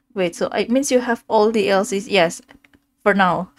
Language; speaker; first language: English; non-native, fluent; Indonesian